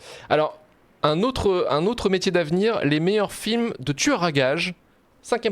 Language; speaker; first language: French; native; French